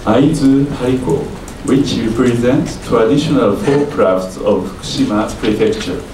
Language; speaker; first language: English; non-native, learner; Japanese